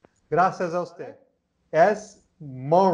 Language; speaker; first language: Spanish; non-native, learner; Portuguese